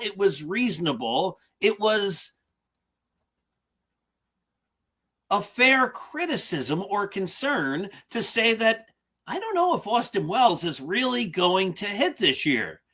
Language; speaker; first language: English; native; English